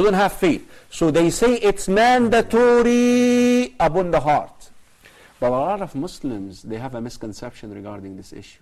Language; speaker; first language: English; non-native, fluent; Arabic